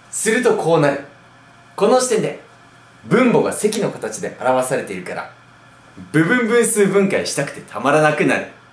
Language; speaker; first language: Japanese; native; Japanese